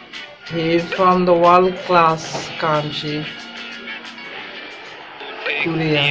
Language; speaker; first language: English; non-native, learner; Bangla